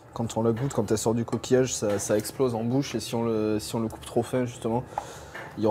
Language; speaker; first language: French; native; French